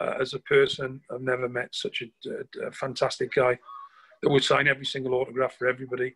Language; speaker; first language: English; native; English